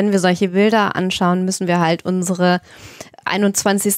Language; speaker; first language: German; native; German